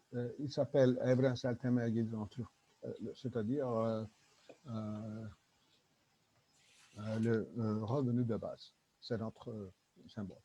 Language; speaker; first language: French; non-native, learner; Turkish